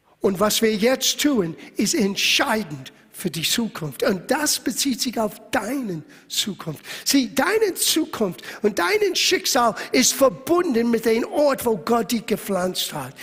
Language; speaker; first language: German; non-native, fluent; English